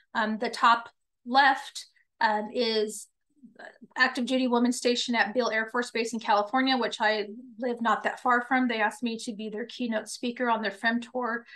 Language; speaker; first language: English; native; English